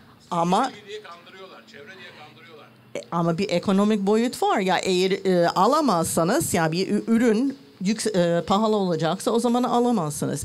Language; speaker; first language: Turkish; non-native, learner; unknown